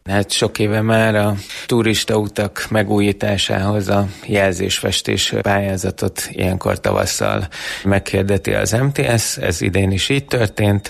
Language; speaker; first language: Hungarian; native; Hungarian